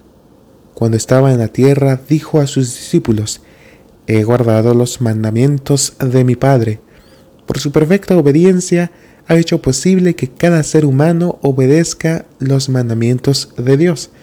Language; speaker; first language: Spanish; native; Spanish